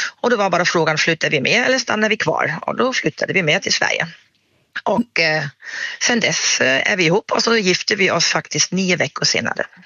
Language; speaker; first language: Swedish; non-native, fluent; German